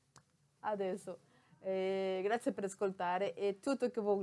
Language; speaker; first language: Italian; non-native, learner; Spanish